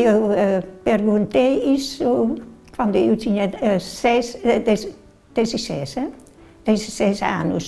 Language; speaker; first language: Portuguese; non-native, learner; Dutch